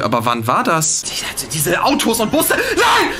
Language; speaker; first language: German; native; German